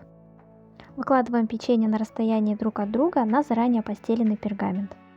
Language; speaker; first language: Russian; native; Russian